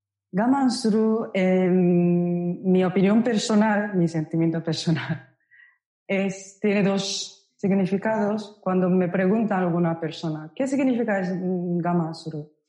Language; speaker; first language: Spanish; non-native, fluent; Japanese